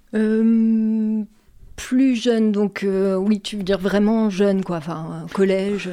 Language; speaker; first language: French; native; French